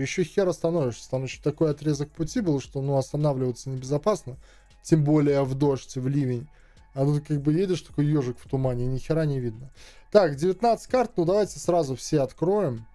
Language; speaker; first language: Russian; native; Russian